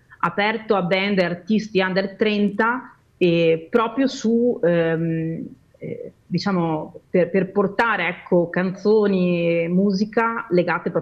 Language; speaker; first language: Italian; native; Italian